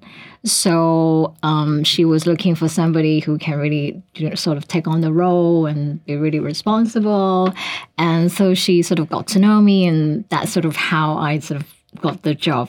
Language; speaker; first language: English; non-native, local second language; Cantonese